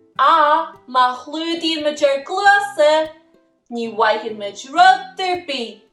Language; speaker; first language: Irish; native; Irish